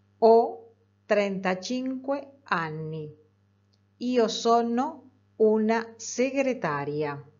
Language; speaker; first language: Italian; non-native, fluent; Spanish